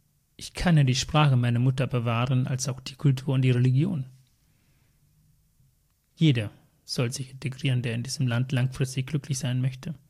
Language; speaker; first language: German; early bilingual, other home language; Tamil